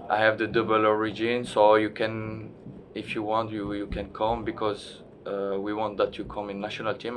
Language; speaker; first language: English; non-native, learner; French